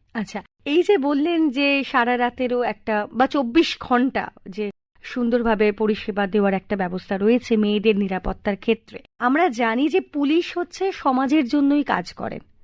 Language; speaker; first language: Bangla; native; Bangla